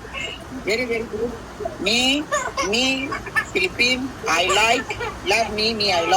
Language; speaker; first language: English; non-native, learner; Spanish